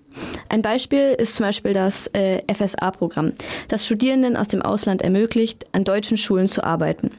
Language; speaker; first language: German; native; German